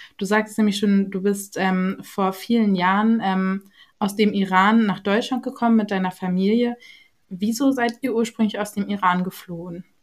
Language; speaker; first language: German; native; German